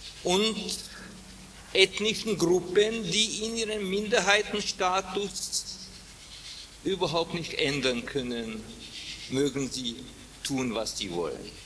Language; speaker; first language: German; non-native, fluent; Czech